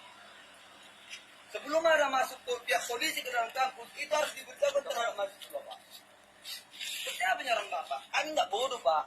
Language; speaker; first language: Indonesian; native; Indonesian